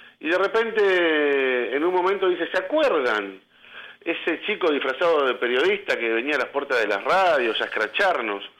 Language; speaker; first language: Spanish; native; Spanish